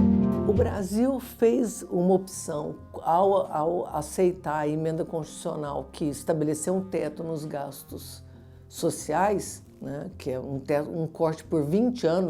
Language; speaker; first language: Portuguese; native; Portuguese